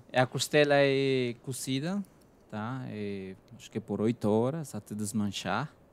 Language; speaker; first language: Portuguese; non-native, fluent; Spanish